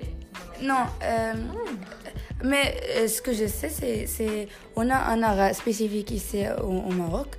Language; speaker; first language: French; non-native, learner; Tachelhit